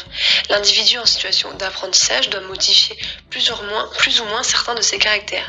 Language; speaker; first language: French; native; French